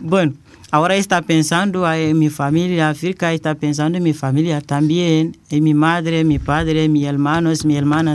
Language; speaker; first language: Spanish; non-native, learner; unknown